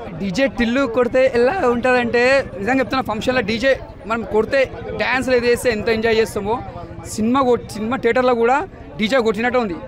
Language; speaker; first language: Telugu; native; Telugu